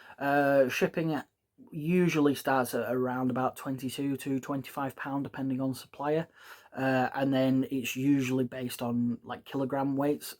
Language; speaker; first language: English; native; English